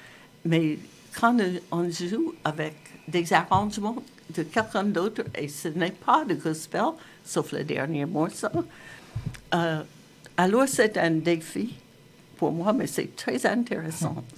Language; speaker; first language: French; non-native, fluent; English